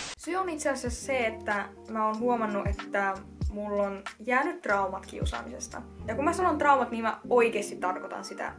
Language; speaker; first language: Finnish; early bilingual, other home language; Russian